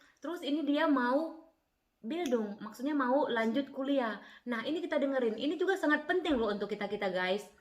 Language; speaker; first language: Indonesian; native; Indonesian